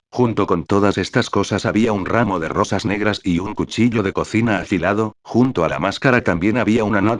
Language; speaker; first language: Spanish; native; Spanish